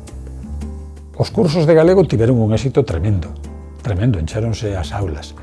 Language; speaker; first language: Galician; native; Galician